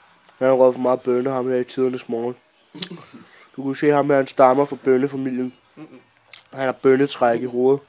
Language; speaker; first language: Danish; native; Danish